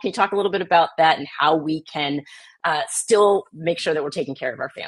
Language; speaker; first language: English; native; English